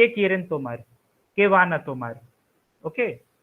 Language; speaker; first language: Spanish; non-native, fluent; Hindi